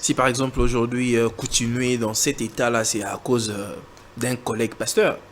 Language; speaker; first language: French; non-native, local second language; Lingala